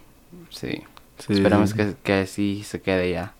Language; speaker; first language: Spanish; early bilingual, other home language; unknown